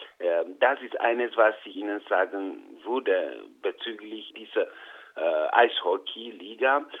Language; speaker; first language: German; non-native, fluent; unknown